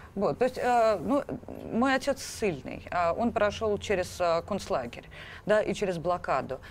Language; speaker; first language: Russian; native; Russian